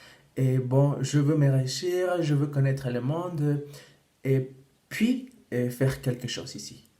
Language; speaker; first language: French; non-native, fluent; Spanish